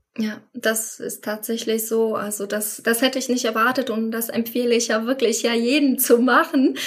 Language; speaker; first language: German; non-native, fluent; Polish